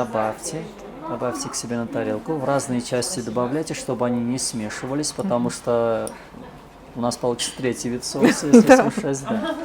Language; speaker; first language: Russian; native; Russian